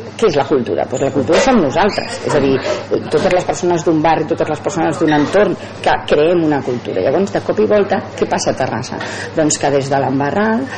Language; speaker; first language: Catalan; native; Catalan